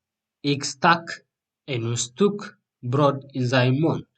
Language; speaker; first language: Dutch; non-native, fluent; Tigrinya